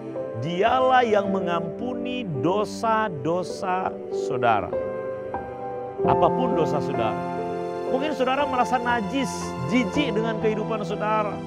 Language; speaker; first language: Indonesian; native; Indonesian